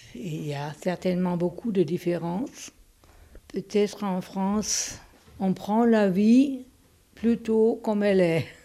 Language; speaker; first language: French; non-native, fluent; German